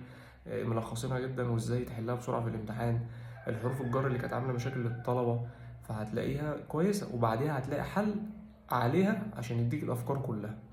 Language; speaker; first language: Arabic; native; Arabic